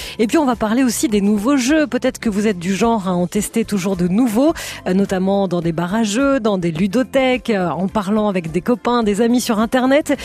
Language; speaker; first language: French; native; French